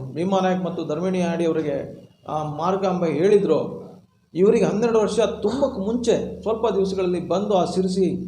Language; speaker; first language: Kannada; non-native, local second language; Lambadi